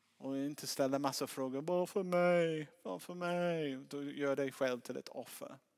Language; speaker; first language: Swedish; non-native, fluent; English